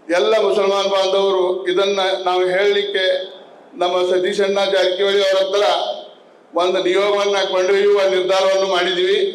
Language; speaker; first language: Kannada; non-native, local second language; Urdu